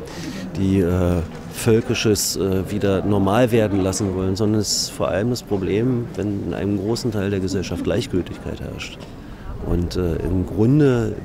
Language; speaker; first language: German; native; German